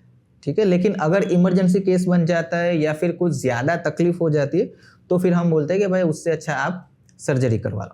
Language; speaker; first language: Hindi; non-native, local second language; Gujarati